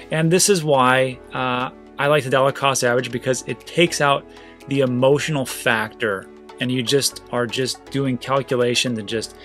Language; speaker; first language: English; native; English